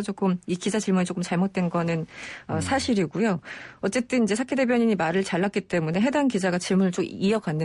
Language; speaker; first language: Korean; native; Korean